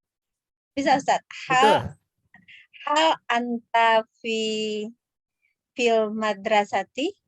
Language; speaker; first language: Arabic; non-native, learner; Indonesian